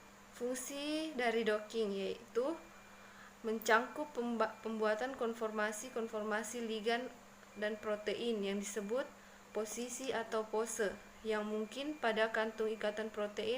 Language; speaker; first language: Indonesian; native; Indonesian